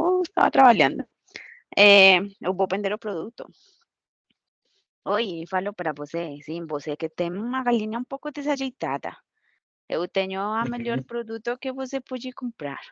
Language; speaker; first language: Portuguese; non-native, fluent; Spanish